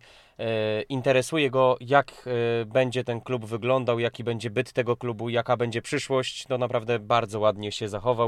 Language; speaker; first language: Polish; native; Polish